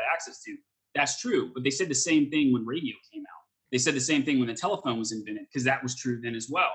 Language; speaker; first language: English; native; English